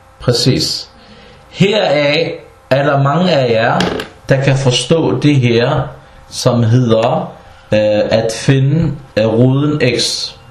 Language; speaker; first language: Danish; non-native, fluent; Arabic